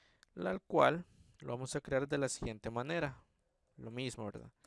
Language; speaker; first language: Spanish; native; Spanish